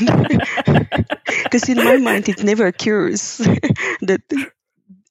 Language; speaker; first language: English; non-native, fluent; Bulgarian